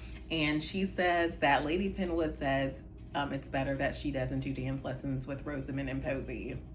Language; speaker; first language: English; native; English